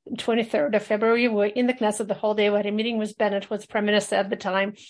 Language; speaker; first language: English; early bilingual, other home language; Russian